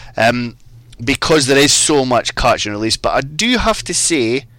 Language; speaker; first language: English; native; English